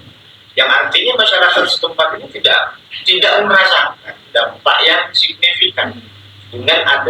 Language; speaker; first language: Indonesian; native; Indonesian